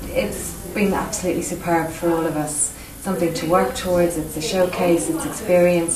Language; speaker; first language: English; native; English